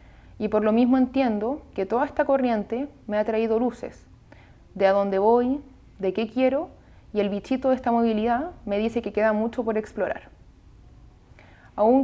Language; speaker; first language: Spanish; native; Spanish